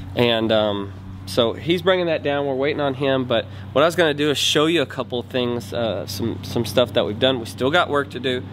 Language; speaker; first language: English; native; English